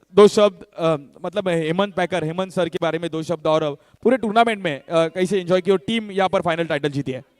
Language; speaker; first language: Hindi; non-native, local second language; Marathi